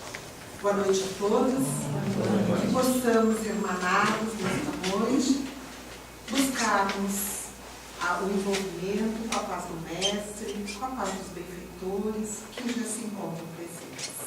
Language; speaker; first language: Portuguese; native; Portuguese